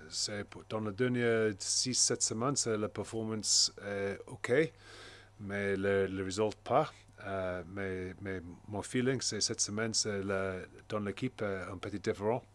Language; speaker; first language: French; non-native, learner; English